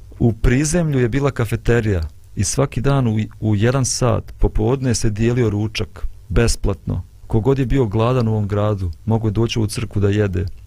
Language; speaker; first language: Bosnian; native; Bosnian